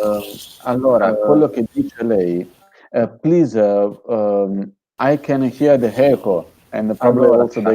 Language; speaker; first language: English; non-native, fluent; Italian